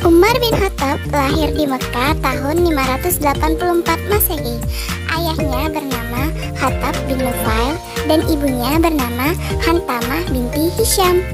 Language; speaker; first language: Indonesian; native; Indonesian